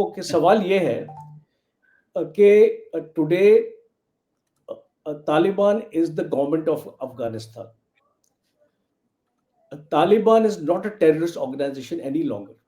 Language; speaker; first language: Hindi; native; Hindi